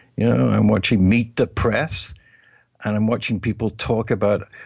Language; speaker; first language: English; native; English